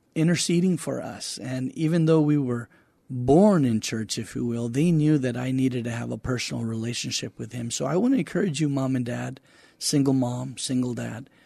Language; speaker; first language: English; native; English